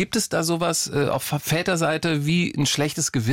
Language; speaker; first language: German; native; German